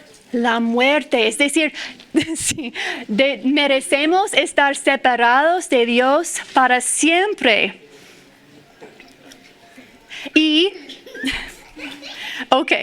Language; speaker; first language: Spanish; non-native, fluent; English